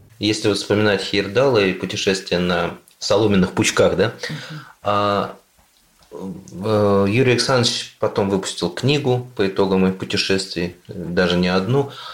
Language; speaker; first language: Russian; native; Russian